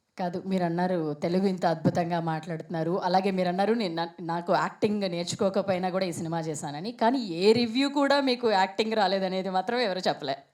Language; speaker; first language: Telugu; native; Telugu